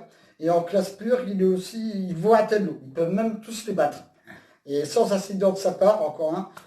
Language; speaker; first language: French; native; French